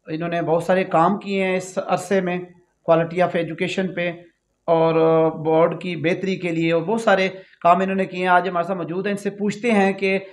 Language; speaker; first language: Urdu; non-native, local second language; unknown